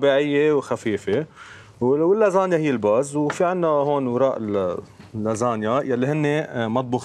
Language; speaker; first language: Arabic; native; Arabic